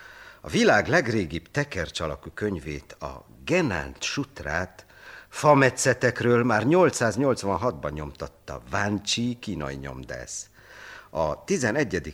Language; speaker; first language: Hungarian; native; Hungarian